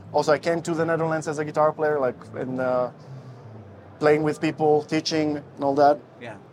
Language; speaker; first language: English; non-native, fluent; Russian